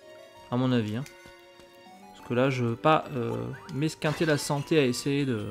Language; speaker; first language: French; native; French